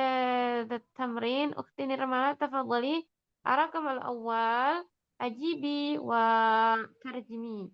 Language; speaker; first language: Arabic; non-native, fluent; Indonesian